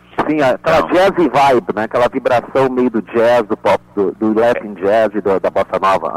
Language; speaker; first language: Portuguese; native; Portuguese